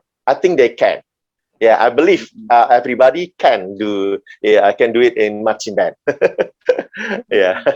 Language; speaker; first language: English; non-native, learner; Indonesian